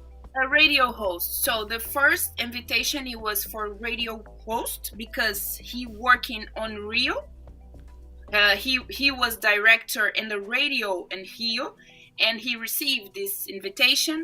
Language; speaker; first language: English; non-native, fluent; Portuguese